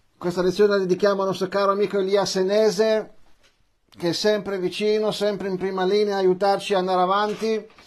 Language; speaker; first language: Italian; early bilingual, other home language; Persian